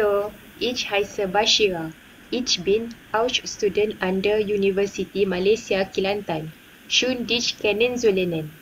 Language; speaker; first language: German; non-native, learner; Malay